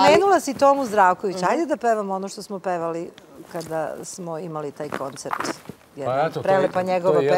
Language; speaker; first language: Serbian; native; Serbian